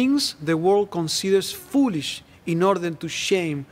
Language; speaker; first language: English; non-native, fluent; Spanish